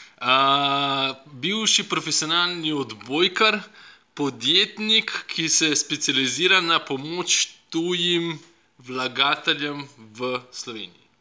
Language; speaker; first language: Slovenian; non-native, fluent; Russian